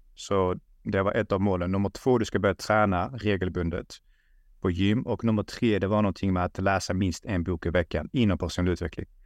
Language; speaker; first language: Swedish; early bilingual, other home language; Russian